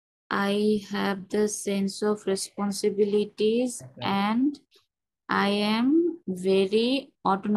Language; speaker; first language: English; non-native, local second language; Bangla